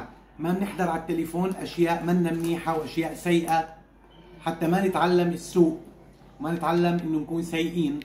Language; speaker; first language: Arabic; native; Arabic